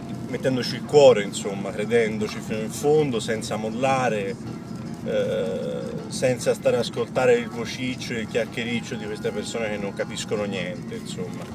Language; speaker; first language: Italian; native; Italian